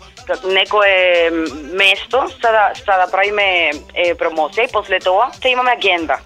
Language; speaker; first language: Macedonian; non-native, learner; Spanish